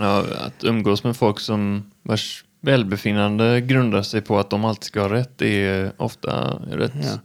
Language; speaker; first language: Swedish; native; Swedish